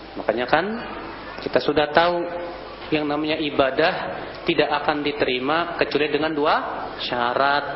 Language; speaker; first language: Indonesian; native; Indonesian